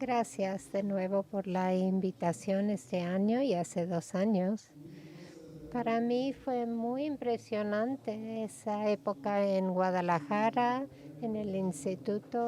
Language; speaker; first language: Spanish; non-native, fluent; German